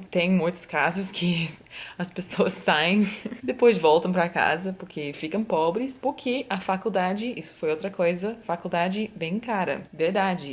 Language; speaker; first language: Portuguese; non-native, fluent; English